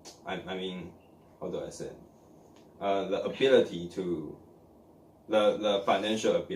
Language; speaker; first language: English; non-native, learner; Chinese